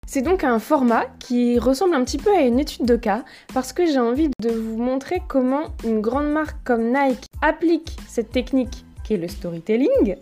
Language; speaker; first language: French; native; French